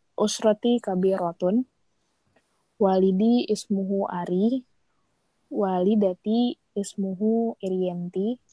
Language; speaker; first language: Arabic; non-native, learner; Indonesian